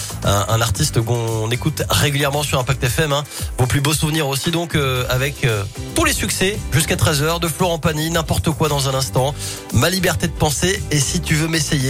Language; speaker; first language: French; native; French